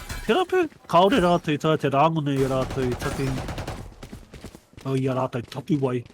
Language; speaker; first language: Māori; non-native, local second language; English